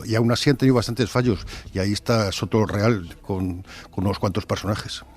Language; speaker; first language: Spanish; native; Spanish